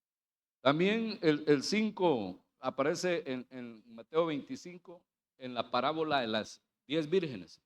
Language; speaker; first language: Spanish; native; Spanish